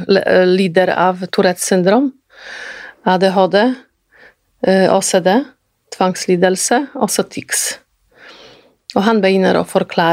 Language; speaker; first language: Norwegian; non-native, fluent; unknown